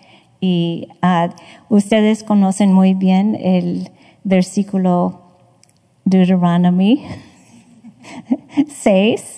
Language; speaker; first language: Spanish; non-native, fluent; English